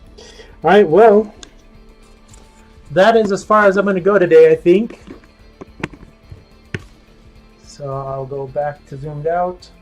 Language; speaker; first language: English; native; English